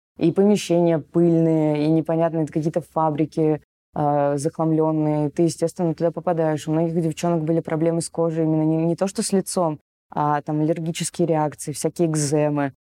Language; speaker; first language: Russian; native; Russian